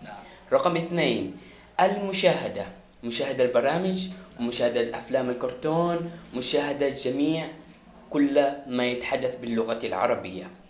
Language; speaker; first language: Arabic; non-native, fluent; Somali